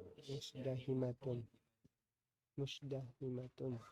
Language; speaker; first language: Arabic; non-native, learner; Indonesian